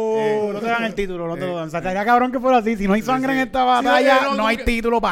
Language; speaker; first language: Spanish; native; Spanish